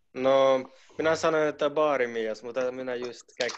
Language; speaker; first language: Finnish; non-native, learner; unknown